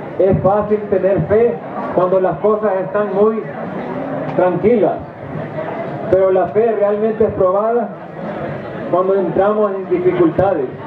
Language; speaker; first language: Spanish; non-native, fluent; English